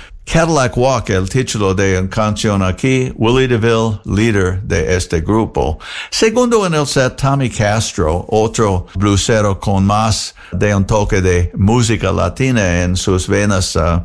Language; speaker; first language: Spanish; non-native, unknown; English